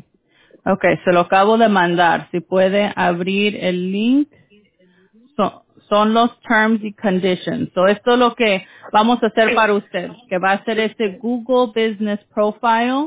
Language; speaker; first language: Spanish; early bilingual, heritage; Spanish